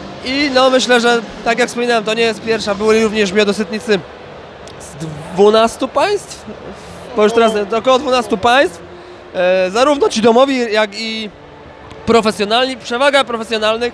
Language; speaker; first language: Polish; native; Polish